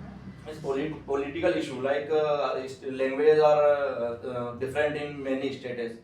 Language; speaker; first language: English; non-native, learner; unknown